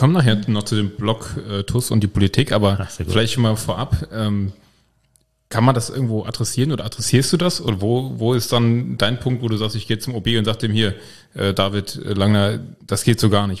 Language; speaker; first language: German; native; German